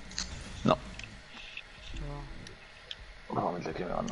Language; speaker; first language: French; native; French